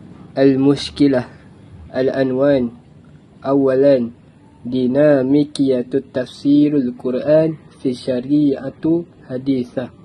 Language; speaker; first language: Arabic; non-native, learner; Malay